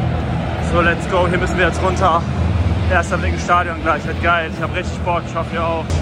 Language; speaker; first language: German; native; German